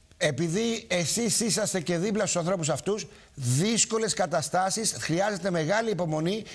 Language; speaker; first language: Greek; native; Greek